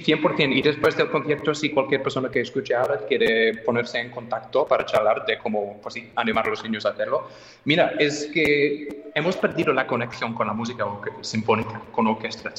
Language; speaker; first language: Spanish; non-native, fluent; English